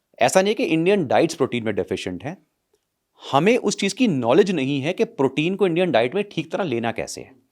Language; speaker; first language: Hindi; non-native, local second language; Punjabi